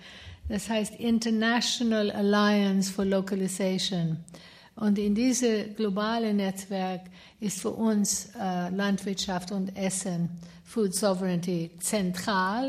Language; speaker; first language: German; non-native, fluent; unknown